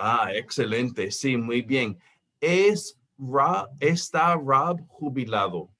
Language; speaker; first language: Spanish; non-native, fluent; English